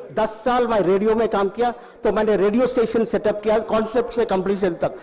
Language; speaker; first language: Hindi; non-native, local second language; Tamil